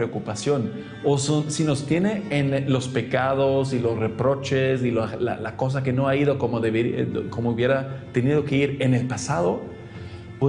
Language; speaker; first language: Spanish; non-native, fluent; German